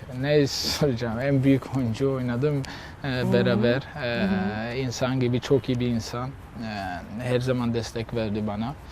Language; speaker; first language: Turkish; non-native, learner; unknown